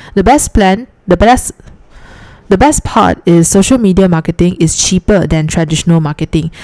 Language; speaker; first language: English; non-native, local second language; Chinese